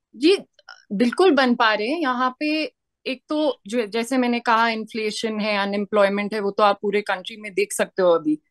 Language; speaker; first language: Hindi; native; Hindi